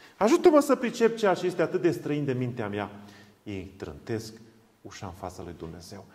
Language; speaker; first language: Romanian; non-native, local second language; Hungarian